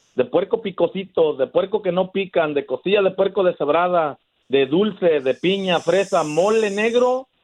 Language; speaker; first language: Spanish; native; Spanish